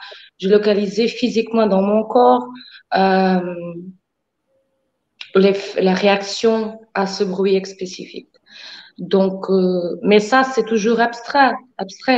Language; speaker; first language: French; non-native, fluent; Portuguese